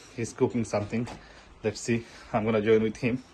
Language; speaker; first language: English; non-native, local second language; Sylheti